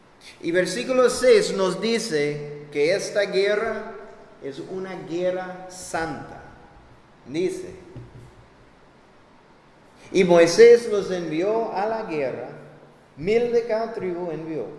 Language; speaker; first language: Spanish; non-native, fluent; English